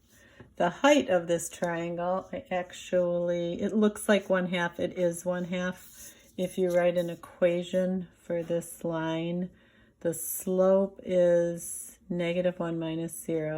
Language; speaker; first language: English; native; English